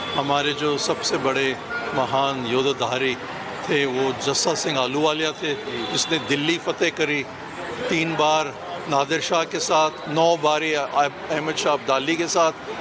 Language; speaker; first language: Hindi; non-native, local second language; Punjabi